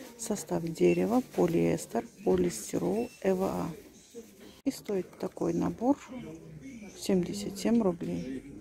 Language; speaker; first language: Russian; native; Russian